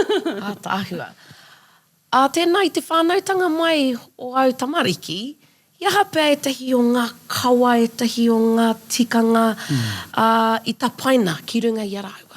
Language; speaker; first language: Māori; non-native, local second language; English